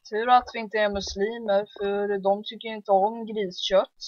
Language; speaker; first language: Swedish; early bilingual, heritage; Swedish